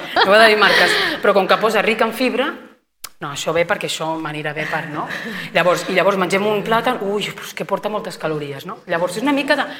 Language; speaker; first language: Catalan; native; Catalan